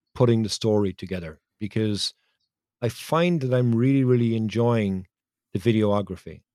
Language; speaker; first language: English; native; English